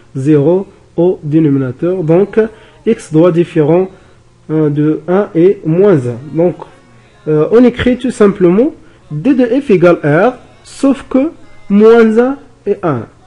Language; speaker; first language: French; non-native, local second language; Arabic